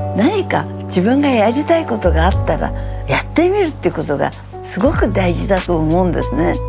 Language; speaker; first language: Japanese; native; Japanese